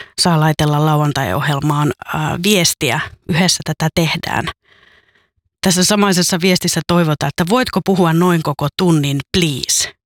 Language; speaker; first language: Finnish; native; Finnish